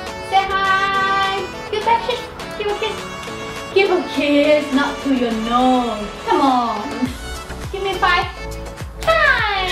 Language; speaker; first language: English; non-native, learner; Thai